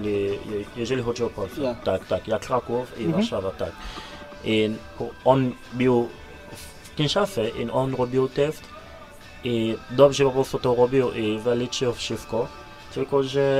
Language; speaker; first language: Polish; non-native, learner; Lingala